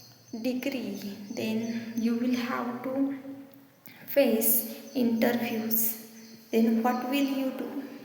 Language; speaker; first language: English; non-native, learner; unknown